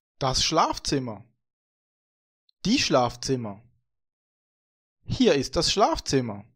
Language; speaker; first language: German; non-native, fluent; Vietnamese